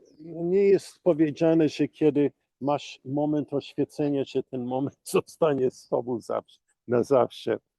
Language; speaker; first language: Polish; early bilingual, heritage; Polish